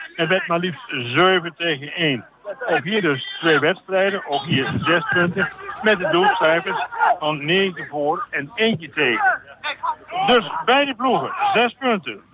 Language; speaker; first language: Dutch; native; Dutch